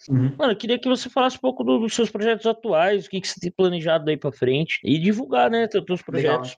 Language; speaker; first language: Portuguese; native; Portuguese